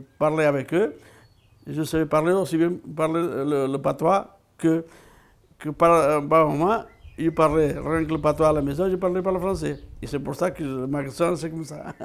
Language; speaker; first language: French; non-native, fluent; Portuguese